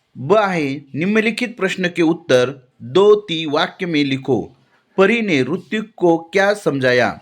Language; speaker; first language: Hindi; non-native, local second language; Marathi